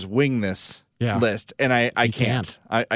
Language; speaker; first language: English; native; English